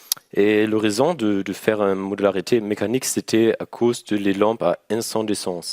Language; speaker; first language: French; non-native, learner; German